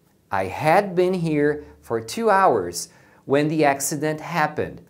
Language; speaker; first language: English; non-native, fluent; Portuguese